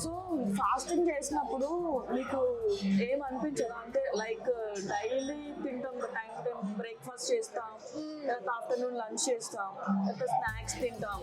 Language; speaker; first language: Telugu; native; Telugu